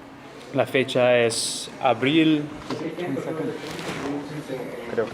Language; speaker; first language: Spanish; non-native, learner; English